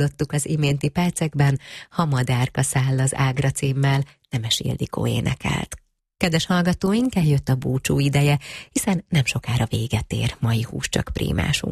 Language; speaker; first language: Hungarian; native; Hungarian